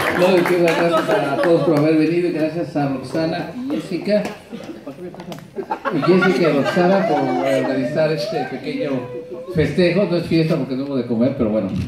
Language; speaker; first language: Spanish; native; Spanish